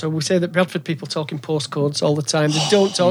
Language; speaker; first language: English; native; English